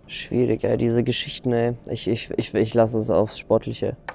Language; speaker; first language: German; native; German